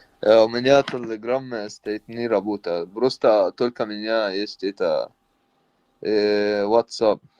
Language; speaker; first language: Russian; non-native, learner; Arabic